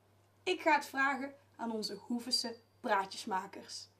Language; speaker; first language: Dutch; native; Dutch